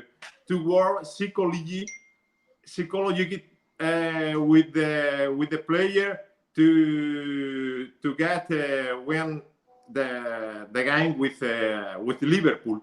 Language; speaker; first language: English; non-native, learner; Spanish